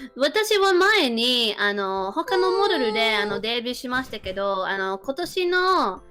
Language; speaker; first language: Japanese; non-native, learner; English